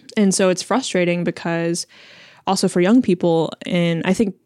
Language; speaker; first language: English; early bilingual, other home language; Chinese